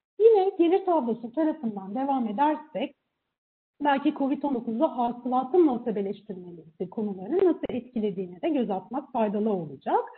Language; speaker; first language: Turkish; native; Turkish